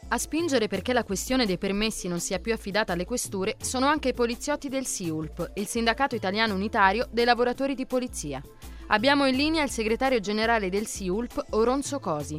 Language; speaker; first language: Italian; native; Italian